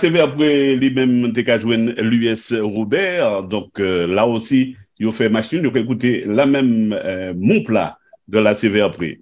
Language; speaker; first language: French; native; French